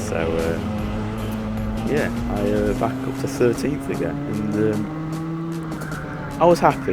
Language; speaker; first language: English; native; English